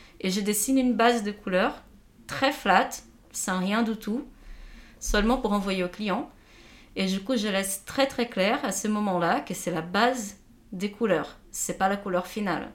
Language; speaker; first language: French; non-native, fluent; Portuguese